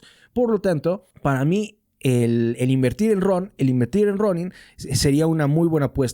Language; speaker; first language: Spanish; native; Spanish